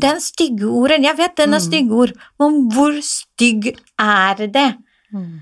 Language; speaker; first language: Norwegian; non-native, fluent; Assyrian Neo-Aramaic